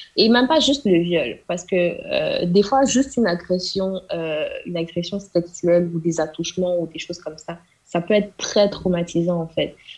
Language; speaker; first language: French; non-native, local second language; Wolof